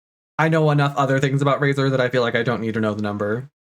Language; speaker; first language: English; native; English